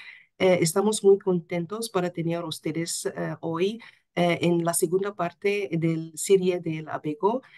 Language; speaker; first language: Spanish; non-native, fluent; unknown